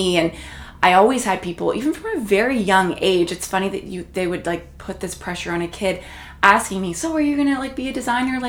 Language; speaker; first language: English; native; English